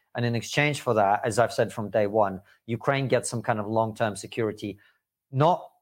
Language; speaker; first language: English; early bilingual, other home language; Russian